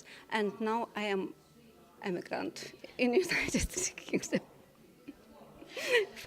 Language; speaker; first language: English; non-native, learner; Lithuanian